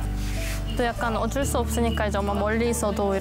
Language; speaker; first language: Korean; non-native, fluent; German